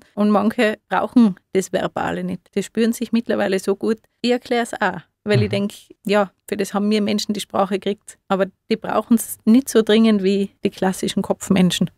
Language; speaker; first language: German; native; German